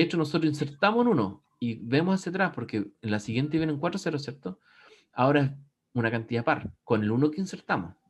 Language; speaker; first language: Spanish; native; Spanish